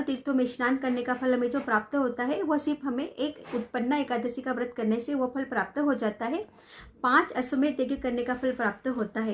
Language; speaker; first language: Hindi; native; Hindi